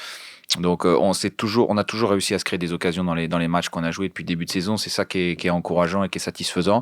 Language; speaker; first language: French; native; French